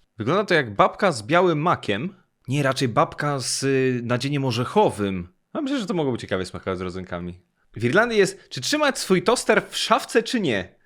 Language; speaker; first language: Polish; native; Polish